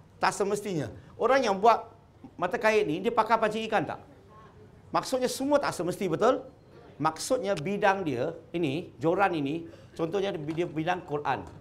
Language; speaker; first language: Malay; non-native, local second language; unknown